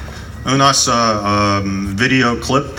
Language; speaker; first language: Russian; non-native, learner; English